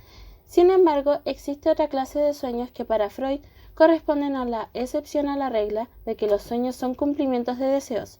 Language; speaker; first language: Spanish; native; Spanish